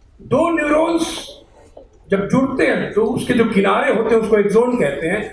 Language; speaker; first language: Hindi; native; Hindi